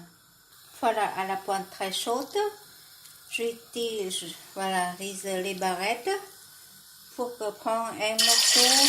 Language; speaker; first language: French; non-native, learner; Vietnamese